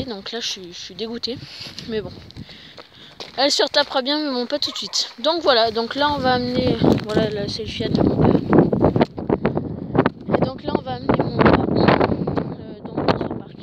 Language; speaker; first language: French; native; French